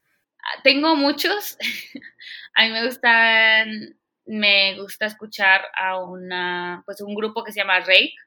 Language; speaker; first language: Spanish; early bilingual, heritage; Spanish